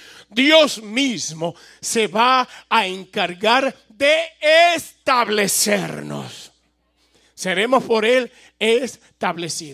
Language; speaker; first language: Spanish; native; Spanish